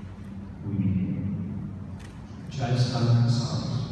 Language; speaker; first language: Spanish; native; Spanish